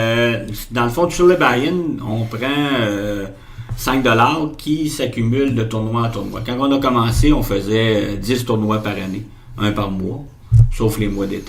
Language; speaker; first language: French; native; French